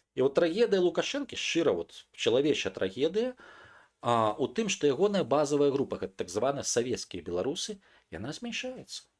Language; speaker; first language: Belarusian; non-native, local second language; Russian